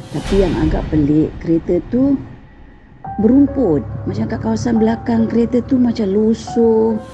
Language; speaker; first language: Malay; native; Malay